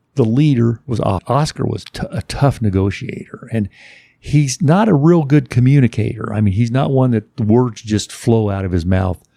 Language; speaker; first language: English; native; English